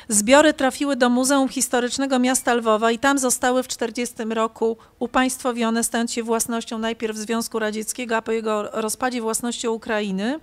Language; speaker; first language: Polish; native; Polish